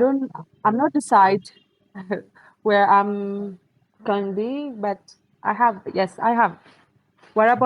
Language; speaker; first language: English; non-native, learner; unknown